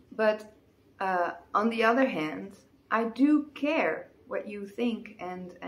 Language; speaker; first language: English; non-native, fluent; Dutch